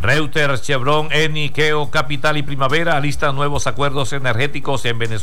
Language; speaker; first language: Spanish; native; Spanish